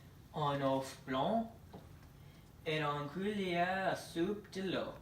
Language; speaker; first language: French; non-native, learner; English